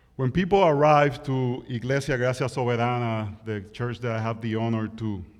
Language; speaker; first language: English; non-native, fluent; Spanish